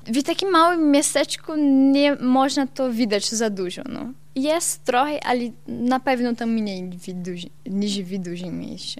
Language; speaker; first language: Polish; non-native, learner; Portuguese